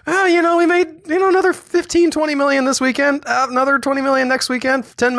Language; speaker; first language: English; native; English